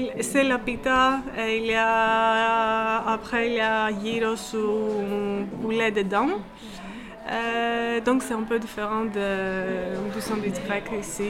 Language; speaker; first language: French; non-native, fluent; Greek